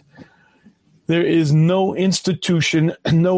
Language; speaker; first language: English; native; English